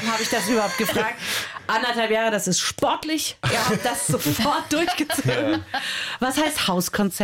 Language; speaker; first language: German; native; German